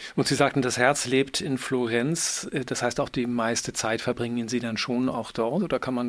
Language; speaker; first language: German; native; German